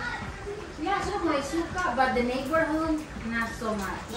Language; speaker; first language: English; non-native, fluent; Indonesian